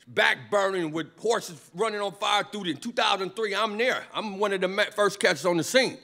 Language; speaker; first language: English; native; English